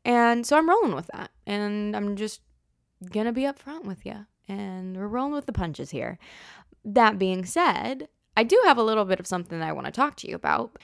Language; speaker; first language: English; native; English